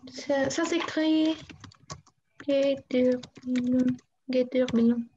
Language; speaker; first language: French; non-native, learner; Spanish